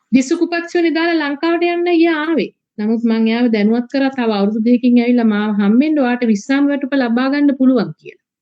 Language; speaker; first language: Sinhala; native; Sinhala